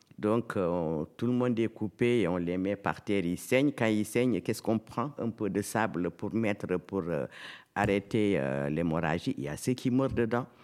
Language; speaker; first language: French; non-native, local second language; Fula